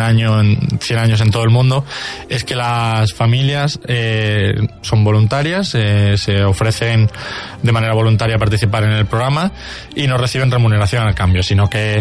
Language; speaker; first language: Spanish; native; Spanish